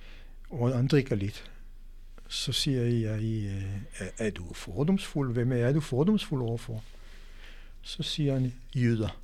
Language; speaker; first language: Danish; non-native, fluent; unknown